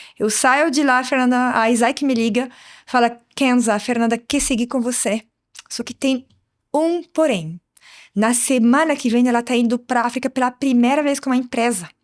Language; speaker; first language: Portuguese; non-native, fluent; Arabic